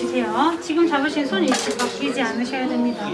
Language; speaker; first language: Korean; native; Korean